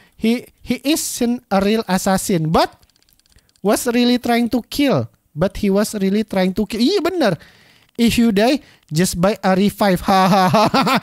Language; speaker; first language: English; non-native, learner; Indonesian